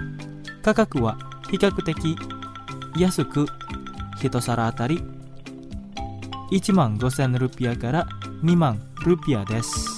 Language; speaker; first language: Japanese; non-native, fluent; Indonesian